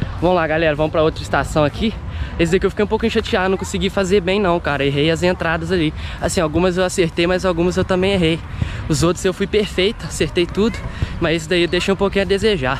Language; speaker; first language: Portuguese; native; Portuguese